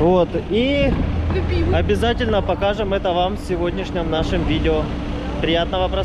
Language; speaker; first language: Russian; native; Russian